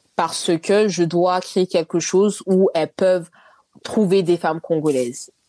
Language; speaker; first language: French; native; French